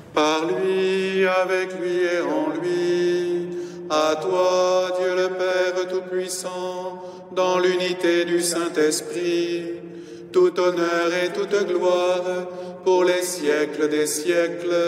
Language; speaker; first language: French; native; French